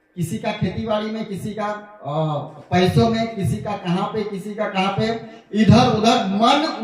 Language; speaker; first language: Hindi; non-native, local second language; Gujarati